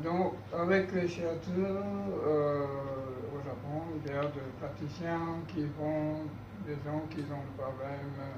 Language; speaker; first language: French; non-native, learner; Japanese